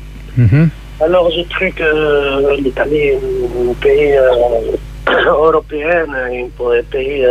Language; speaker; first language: French; non-native, local second language; Arabic